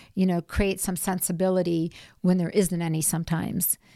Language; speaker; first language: English; native; English